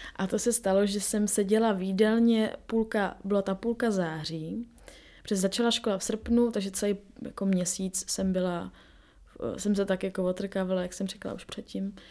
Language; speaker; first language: Czech; native; Czech